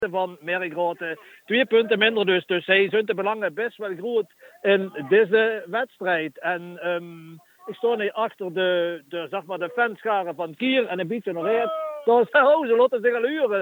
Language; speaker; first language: Dutch; native; Dutch